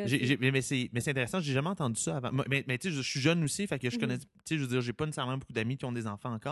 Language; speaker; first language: French; native; French